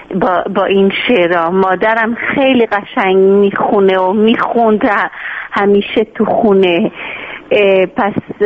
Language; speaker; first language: Persian; early bilingual, heritage; Persian